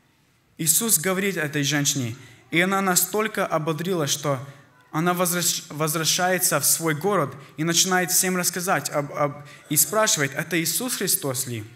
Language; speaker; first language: Russian; early bilingual, heritage; Russian